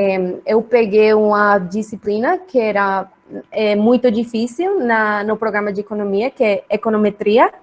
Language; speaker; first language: Portuguese; non-native, learner; Spanish